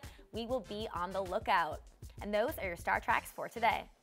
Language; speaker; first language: English; native; English